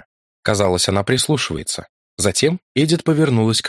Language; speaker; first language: Russian; native; Russian